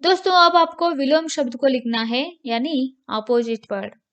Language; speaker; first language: Hindi; non-native, local second language; Kannada